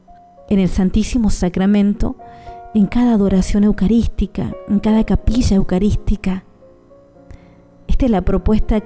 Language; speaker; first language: Spanish; native; Spanish